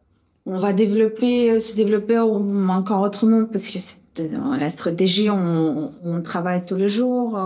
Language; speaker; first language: French; non-native, fluent; Russian